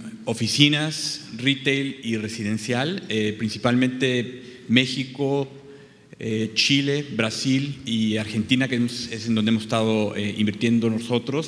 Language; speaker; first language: Spanish; native; Spanish